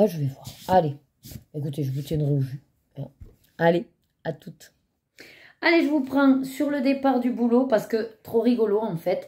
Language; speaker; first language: French; native; French